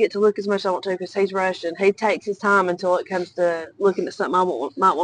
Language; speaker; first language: English; native; English